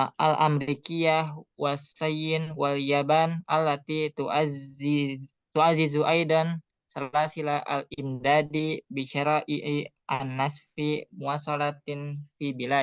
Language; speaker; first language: Arabic; non-native, learner; Indonesian